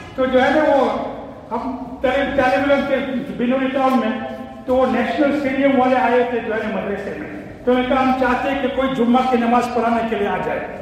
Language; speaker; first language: Urdu; non-native, fluent; English